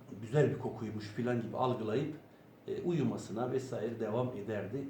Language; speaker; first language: Turkish; native; Turkish